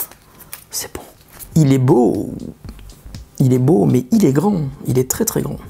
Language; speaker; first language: French; native; French